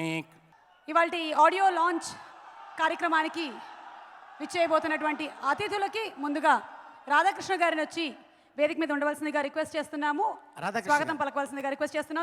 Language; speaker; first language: Telugu; native; Telugu